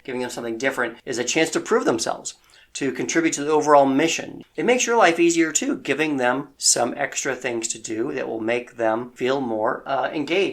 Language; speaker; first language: English; native; English